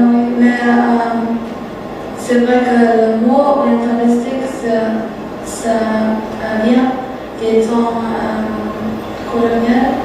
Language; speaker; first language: French; non-native, fluent; German